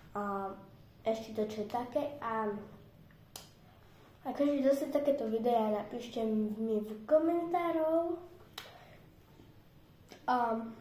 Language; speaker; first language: Slovak; non-native, local second language; Romany